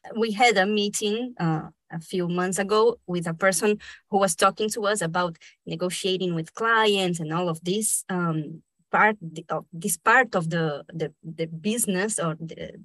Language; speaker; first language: English; non-native, fluent; Spanish